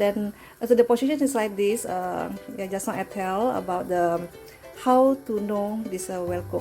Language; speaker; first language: English; non-native, learner; Indonesian